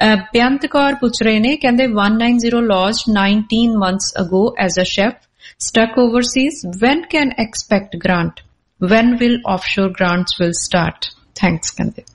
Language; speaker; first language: Punjabi; native; Punjabi